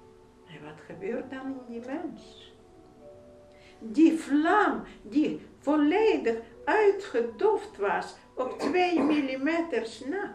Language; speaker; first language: Dutch; non-native, fluent; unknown